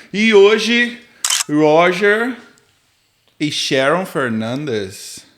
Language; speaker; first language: Portuguese; native; Portuguese